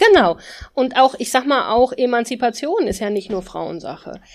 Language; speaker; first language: German; native; German